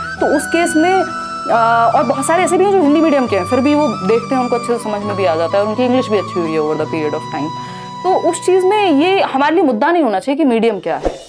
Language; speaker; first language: Hindi; native; Hindi